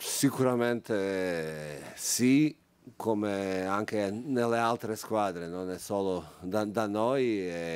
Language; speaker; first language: Italian; non-native, fluent; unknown